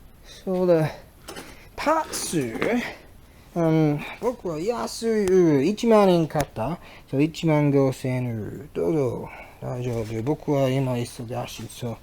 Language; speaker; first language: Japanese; non-native, learner; English